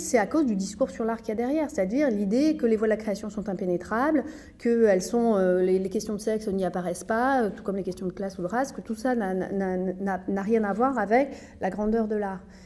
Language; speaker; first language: French; native; French